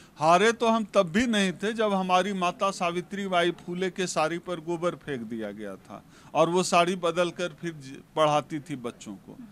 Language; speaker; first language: Hindi; native; Hindi